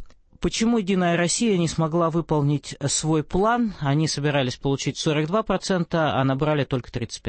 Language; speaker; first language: Russian; native; Russian